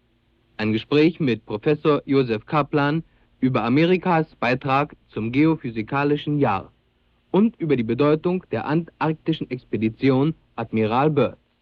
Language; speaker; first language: German; native; German